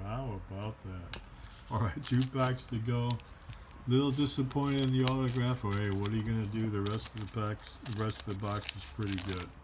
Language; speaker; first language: English; native; English